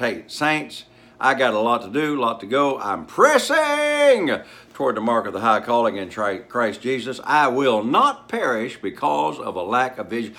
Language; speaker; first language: English; native; English